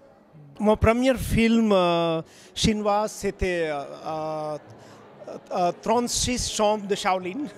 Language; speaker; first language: French; non-native, fluent; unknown